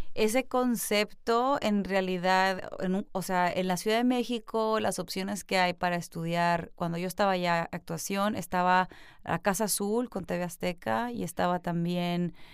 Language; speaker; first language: Spanish; native; Spanish